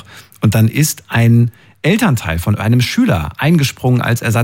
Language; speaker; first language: German; native; German